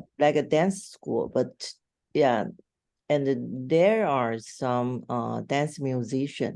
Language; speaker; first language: English; non-native, learner; Chinese